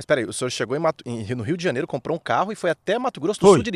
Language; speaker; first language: Portuguese; native; Portuguese